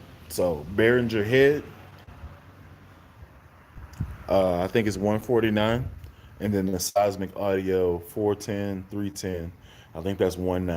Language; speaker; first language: English; native; English